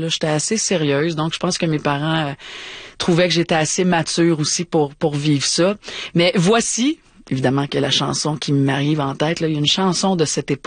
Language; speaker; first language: French; native; French